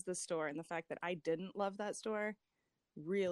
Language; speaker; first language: English; native; English